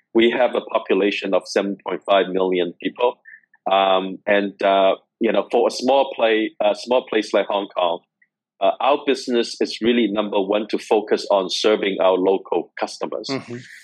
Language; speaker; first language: English; non-native, local second language; Cantonese